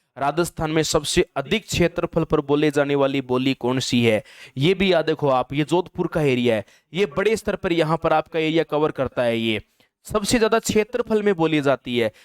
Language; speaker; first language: Hindi; native; Hindi